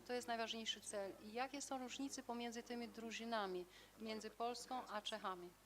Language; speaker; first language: Polish; non-native, fluent; Albanian